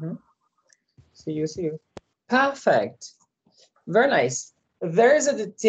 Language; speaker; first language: English; non-native, learner; Portuguese